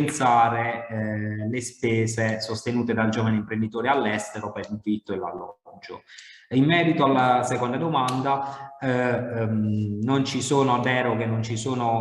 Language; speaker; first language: Italian; native; Italian